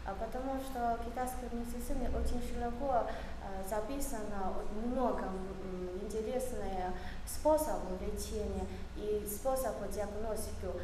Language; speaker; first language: Russian; non-native, learner; Chinese